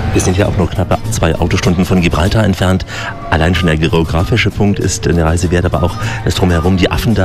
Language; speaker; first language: German; native; German